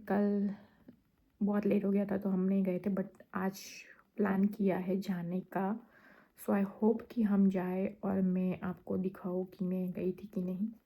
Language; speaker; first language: Hindi; non-native, local second language; Gujarati